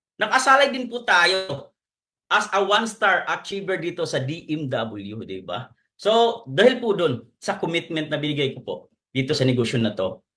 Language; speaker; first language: Filipino; non-native, local second language; Cebuano